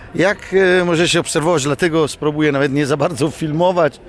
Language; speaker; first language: Polish; non-native, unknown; Italian